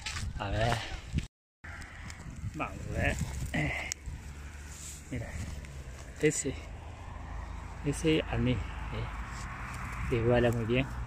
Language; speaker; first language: Spanish; non-native, learner; Chinese